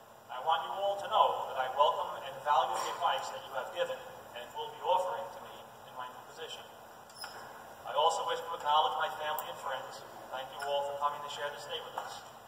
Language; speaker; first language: English; native; English